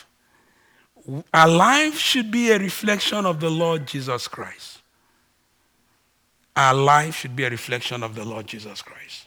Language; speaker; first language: English; non-native, local second language; Ibibio